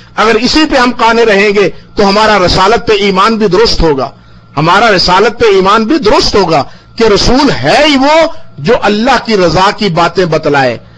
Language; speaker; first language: Urdu; non-native, local second language; Punjabi